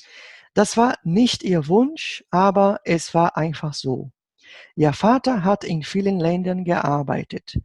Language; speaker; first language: German; non-native, fluent; Portuguese